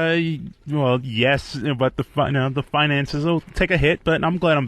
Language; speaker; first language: English; native; English